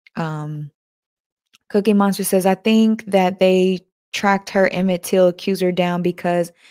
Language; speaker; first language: English; native; English